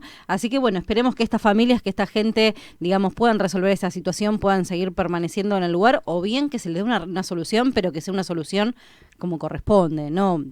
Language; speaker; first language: Spanish; native; Spanish